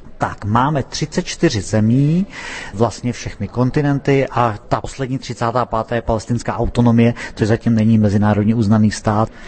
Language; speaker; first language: Czech; native; Czech